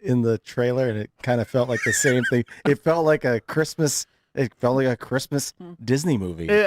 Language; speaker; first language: English; native; English